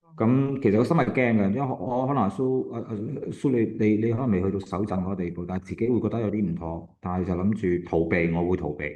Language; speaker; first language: Cantonese; native; Cantonese